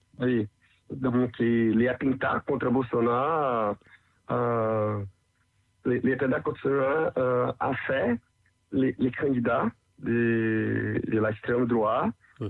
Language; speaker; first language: French; non-native, learner; Portuguese